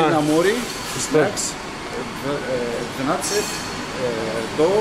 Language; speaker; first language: Russian; non-native, learner; Arabic